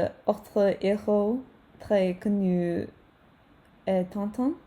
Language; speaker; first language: French; non-native, learner; English